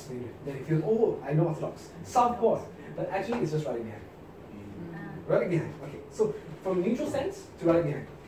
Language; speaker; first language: English; non-native, local second language; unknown